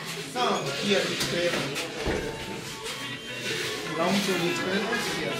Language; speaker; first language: German; non-native, learner; Swahili